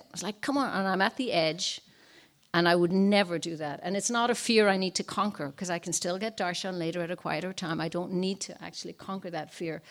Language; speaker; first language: English; native; English